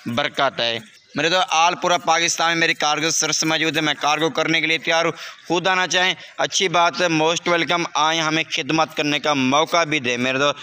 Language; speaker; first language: Urdu; non-native, local second language; Saraiki